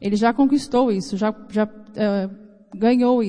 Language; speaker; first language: Portuguese; native; Portuguese